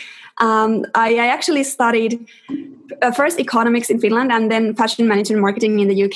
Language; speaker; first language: English; non-native, fluent; Finnish